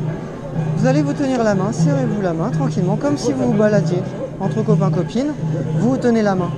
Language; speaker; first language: French; native; French